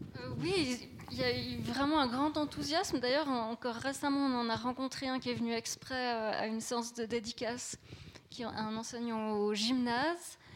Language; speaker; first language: French; native; French